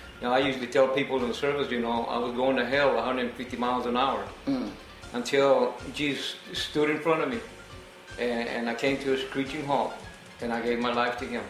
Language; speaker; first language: English; early bilingual, other home language; Spanish